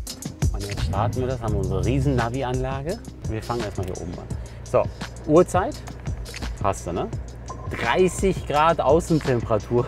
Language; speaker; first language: German; native; German